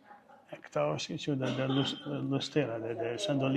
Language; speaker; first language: Albanian; early bilingual, heritage; Albanian